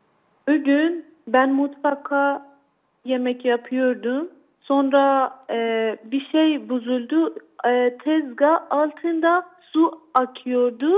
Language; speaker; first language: Turkish; non-native, learner; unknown